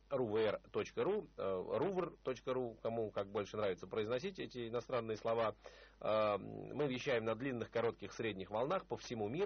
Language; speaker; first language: Russian; native; Russian